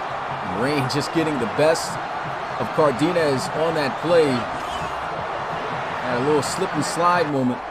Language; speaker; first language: English; native; English